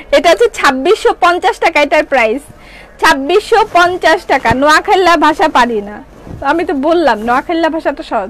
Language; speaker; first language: Bangla; native; Bangla